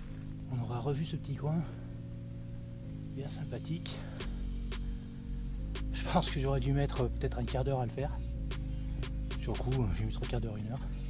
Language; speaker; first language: French; native; French